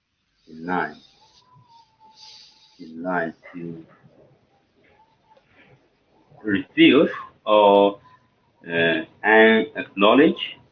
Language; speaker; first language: English; non-native, learner; Chinese